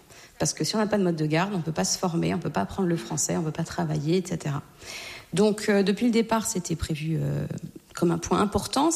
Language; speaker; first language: French; native; French